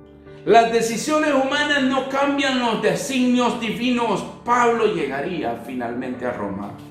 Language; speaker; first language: Spanish; native; Spanish